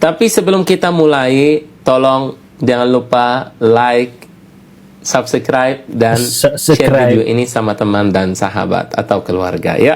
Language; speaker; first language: Indonesian; non-native, fluent; Arabic